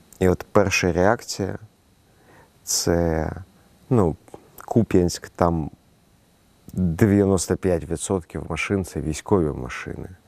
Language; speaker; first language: Ukrainian; non-native, local second language; Russian